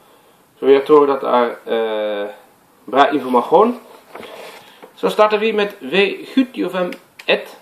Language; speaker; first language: Swedish; non-native, learner; Dutch